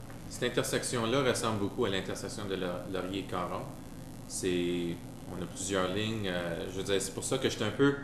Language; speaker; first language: French; native; French